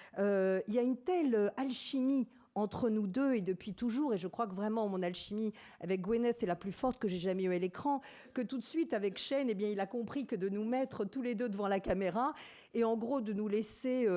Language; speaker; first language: French; native; French